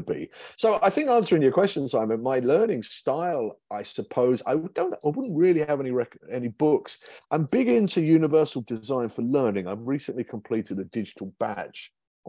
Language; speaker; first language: English; native; English